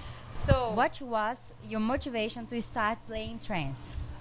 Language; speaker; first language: English; non-native, learner; Portuguese